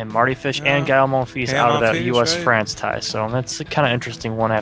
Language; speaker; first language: English; native; English